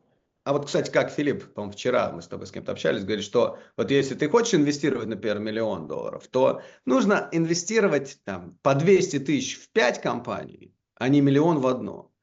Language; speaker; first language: Russian; native; Russian